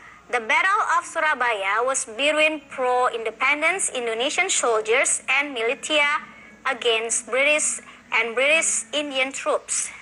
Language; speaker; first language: English; non-native, fluent; Indonesian